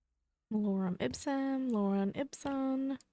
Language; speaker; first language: English; native; English